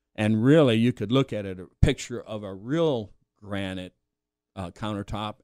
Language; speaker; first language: English; native; English